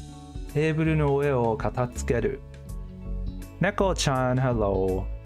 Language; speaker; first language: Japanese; non-native, learner; English